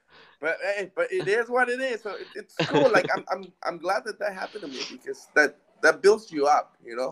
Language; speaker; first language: English; non-native, fluent; Spanish